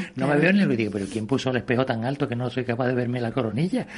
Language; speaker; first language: Spanish; native; Spanish